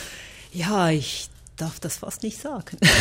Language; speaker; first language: German; non-native, local second language; French